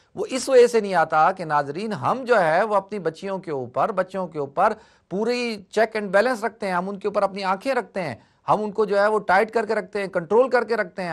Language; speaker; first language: Urdu; native; Urdu